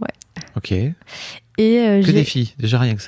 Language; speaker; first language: French; native; French